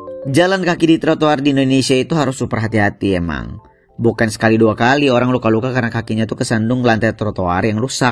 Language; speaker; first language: Indonesian; native; Indonesian